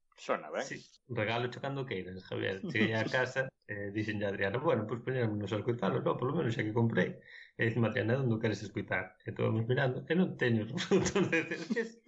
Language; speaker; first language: Galician; non-native, local second language; Spanish